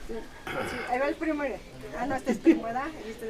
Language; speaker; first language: Spanish; native; Spanish